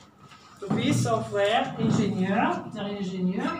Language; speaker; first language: German; non-native, fluent; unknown